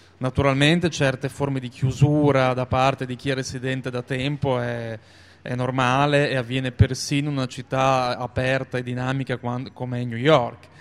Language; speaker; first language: Italian; native; Italian